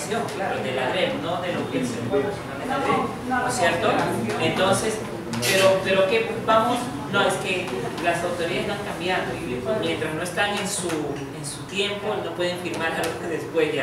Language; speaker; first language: Spanish; native; Spanish